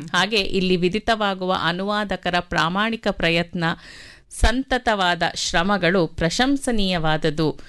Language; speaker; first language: Kannada; native; Kannada